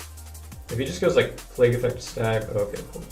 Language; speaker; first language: English; native; English